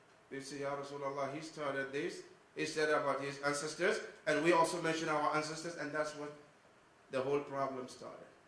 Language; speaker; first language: English; non-native, fluent; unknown